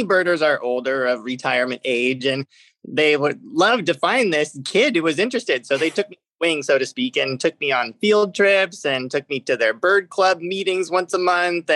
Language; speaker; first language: English; native; English